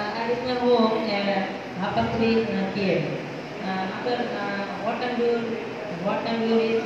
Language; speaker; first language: English; non-native, learner; Bangla